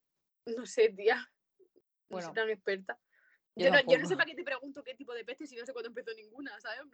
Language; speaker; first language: Spanish; native; Spanish